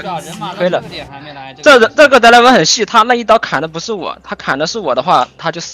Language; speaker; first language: Chinese; native; Chinese